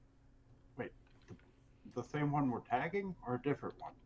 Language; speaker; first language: English; native; English